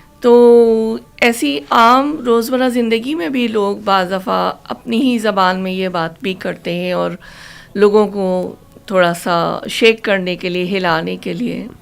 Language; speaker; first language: Urdu; native; Urdu